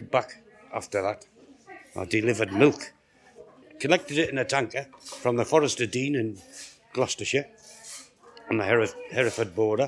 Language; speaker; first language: English; native; English